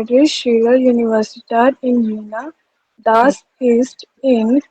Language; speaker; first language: German; non-native, learner; Hindi